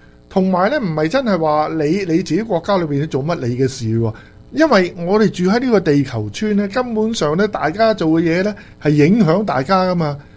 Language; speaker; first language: Chinese; native; Chinese